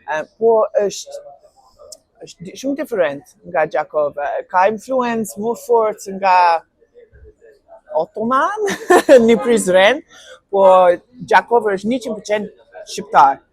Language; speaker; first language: Albanian; non-native, learner; English